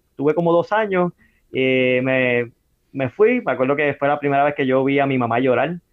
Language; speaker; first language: Spanish; native; Spanish